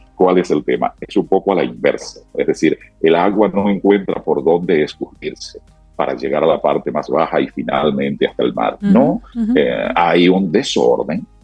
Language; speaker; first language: Spanish; native; Spanish